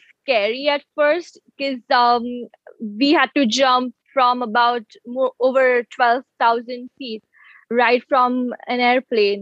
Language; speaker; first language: English; non-native, local second language; Gujarati